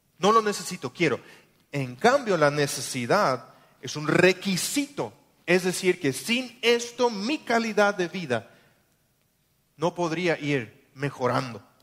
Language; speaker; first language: Spanish; non-native, local second language; German